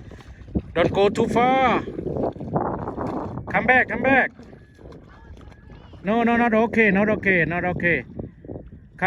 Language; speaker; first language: English; non-native, learner; Lao